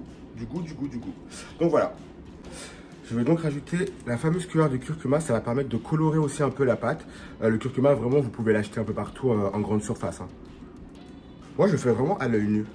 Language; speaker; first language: French; native; French